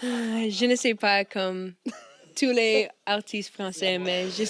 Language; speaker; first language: French; non-native, learner; English